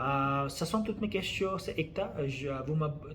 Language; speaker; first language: French; non-native, learner; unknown